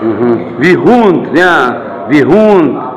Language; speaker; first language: German; non-native, learner; Ukrainian